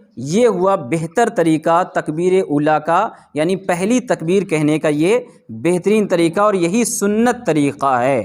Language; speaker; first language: Urdu; native; Urdu